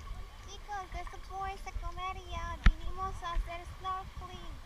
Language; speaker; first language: Spanish; non-native, fluent; Korean